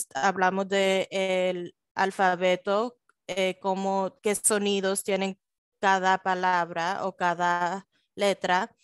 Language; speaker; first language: Spanish; early bilingual, heritage; Spanish